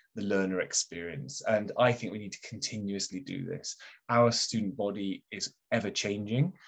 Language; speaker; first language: English; native; English